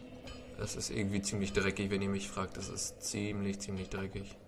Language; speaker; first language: German; native; German